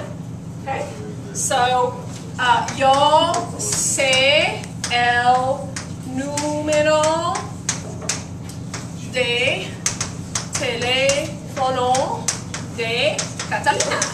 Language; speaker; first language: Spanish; non-native, fluent; English